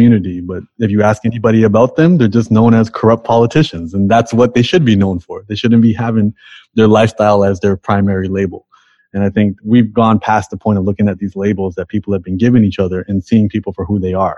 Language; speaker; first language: English; native; English